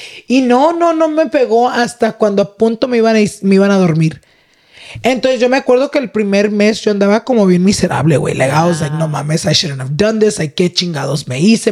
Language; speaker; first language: Spanish; early bilingual, heritage; Spanish